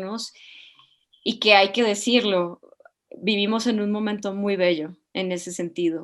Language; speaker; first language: Spanish; native; Spanish